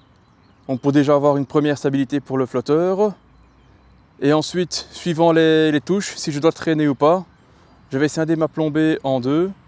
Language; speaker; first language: French; native; French